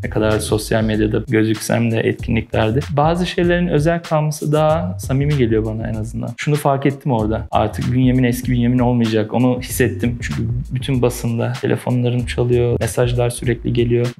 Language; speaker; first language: Turkish; early bilingual, heritage; Turkish